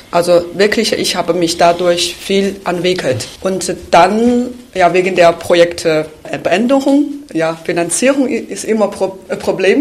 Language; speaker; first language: German; non-native, fluent; Chinese